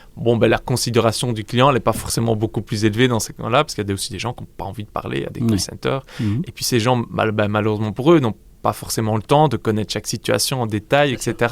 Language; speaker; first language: French; native; French